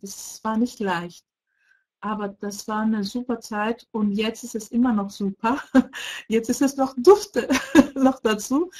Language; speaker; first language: German; non-native, fluent; Greek